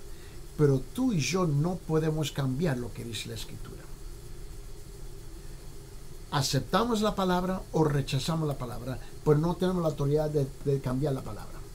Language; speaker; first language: Spanish; early bilingual, heritage; Spanish